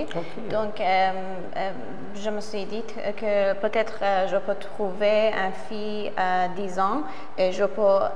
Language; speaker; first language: French; non-native, learner; Persian